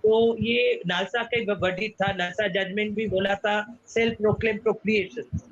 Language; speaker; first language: Hindi; non-native, local second language; Bangla